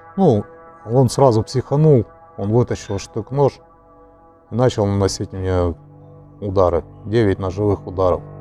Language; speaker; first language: Russian; native; Russian